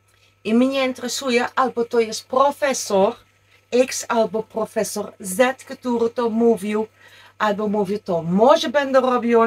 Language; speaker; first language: Polish; non-native, learner; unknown